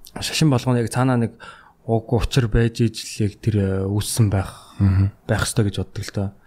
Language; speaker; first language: Mongolian; native; Mongolian